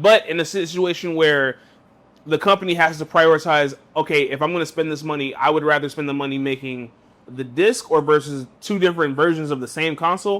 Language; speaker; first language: English; native; English